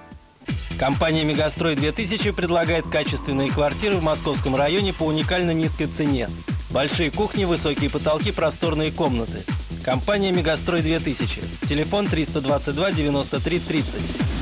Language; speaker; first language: Russian; native; Russian